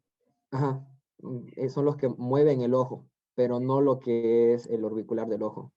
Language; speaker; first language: Spanish; native; Spanish